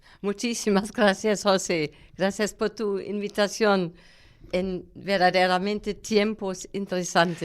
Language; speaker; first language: Spanish; non-native, fluent; German